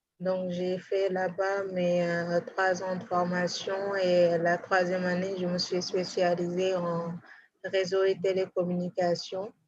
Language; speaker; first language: French; non-native, local second language; Wolof